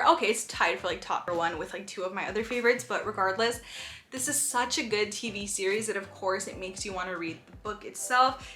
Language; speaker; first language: English; native; English